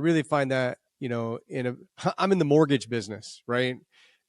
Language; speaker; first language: English; native; English